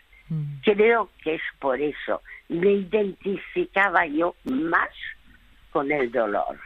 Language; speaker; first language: Spanish; early bilingual, other home language; French